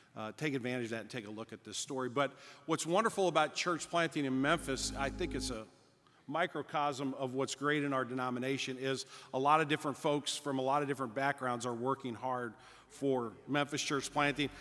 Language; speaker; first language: English; native; English